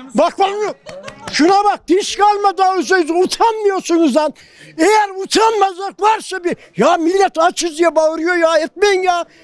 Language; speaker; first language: Turkish; native; Turkish